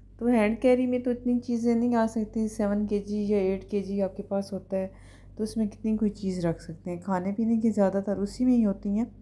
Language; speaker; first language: Urdu; native; Urdu